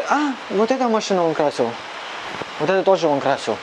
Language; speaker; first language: Russian; non-native, learner; Cantonese